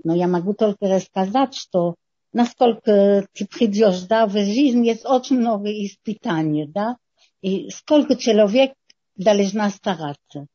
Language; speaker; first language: Russian; non-native, learner; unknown